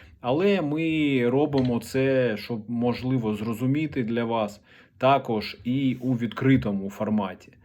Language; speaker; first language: Ukrainian; non-native, local second language; Russian